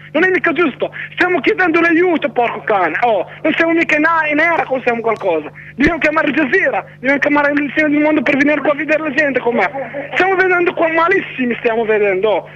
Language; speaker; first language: Italian; non-native, fluent; Arabic